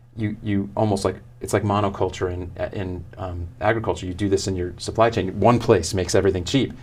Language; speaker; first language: English; native; English